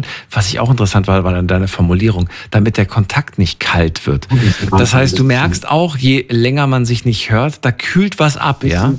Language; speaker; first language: German; native; German